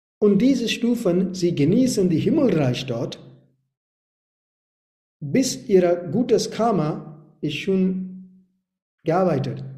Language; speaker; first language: German; non-native, learner; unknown